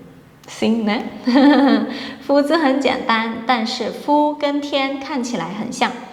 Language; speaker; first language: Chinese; non-native, fluent; Portuguese